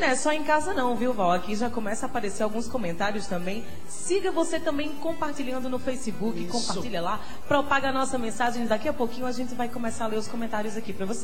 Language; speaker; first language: Portuguese; native; Portuguese